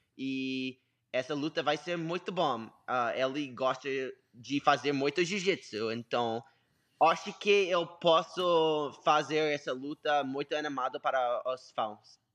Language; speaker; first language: Portuguese; non-native, learner; English